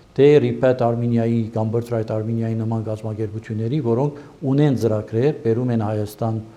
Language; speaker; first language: Armenian; early bilingual, heritage; Armenian